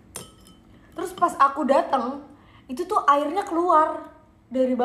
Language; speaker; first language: Indonesian; native; Indonesian